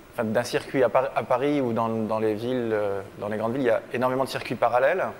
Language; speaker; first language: French; native; French